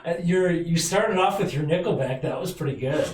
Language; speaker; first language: English; native; English